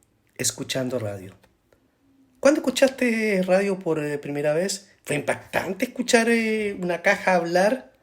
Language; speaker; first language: Spanish; native; Spanish